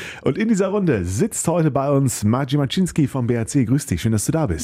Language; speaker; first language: German; native; German